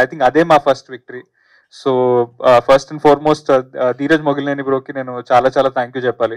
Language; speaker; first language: Telugu; native; Telugu